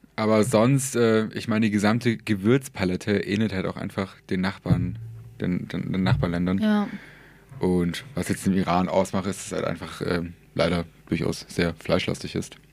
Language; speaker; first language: German; early bilingual, other home language; Persian